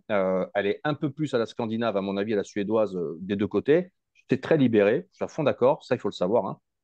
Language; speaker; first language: French; native; French